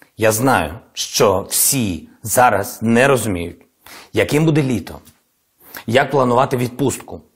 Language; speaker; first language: Ukrainian; non-native, local second language; Russian